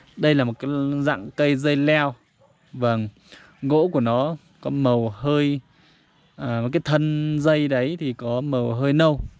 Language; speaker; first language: Vietnamese; non-native, local second language; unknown